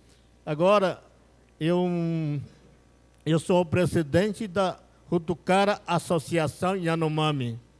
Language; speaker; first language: Portuguese; non-native, local second language; Yanomámi